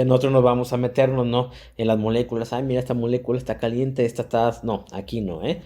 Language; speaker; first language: Spanish; native; Spanish